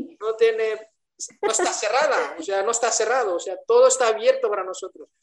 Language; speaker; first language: Spanish; non-native, fluent; Indonesian